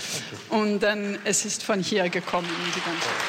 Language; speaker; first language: German; non-native, learner; French